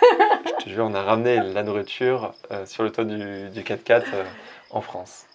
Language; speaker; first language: French; native; French